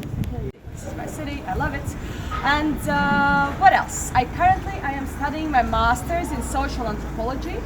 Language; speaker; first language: English; non-native, fluent; Latvian